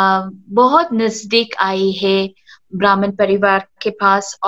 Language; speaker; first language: Hindi; early bilingual, heritage; Hindi